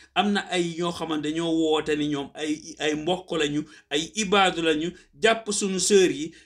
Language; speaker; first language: Wolof; non-native, local second language; Fula